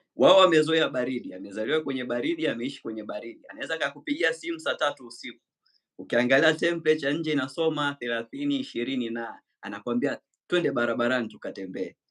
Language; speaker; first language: Swahili; native; Swahili